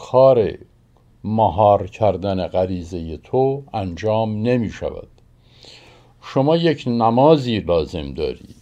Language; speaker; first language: Persian; native; Persian